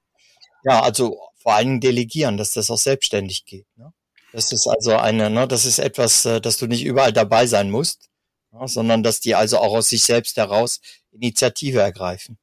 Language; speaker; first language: German; native; German